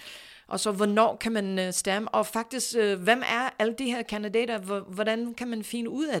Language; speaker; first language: Danish; non-native, fluent; English